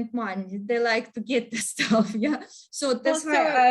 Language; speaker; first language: English; non-native, learner; Russian